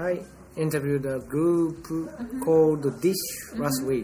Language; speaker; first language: English; non-native, learner; Japanese